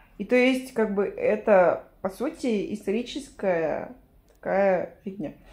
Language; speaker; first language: Russian; non-native, fluent; Spanish